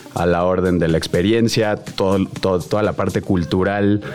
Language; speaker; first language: Spanish; native; Spanish